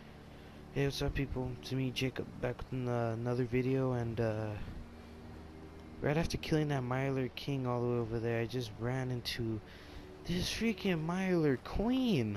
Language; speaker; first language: English; native; English